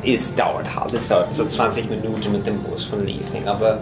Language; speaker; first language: German; non-native, fluent; English